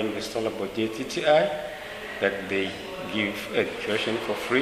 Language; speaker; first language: English; non-native, local second language; Swahili